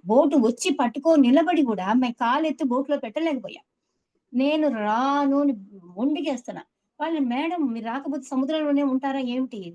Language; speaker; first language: Telugu; native; Telugu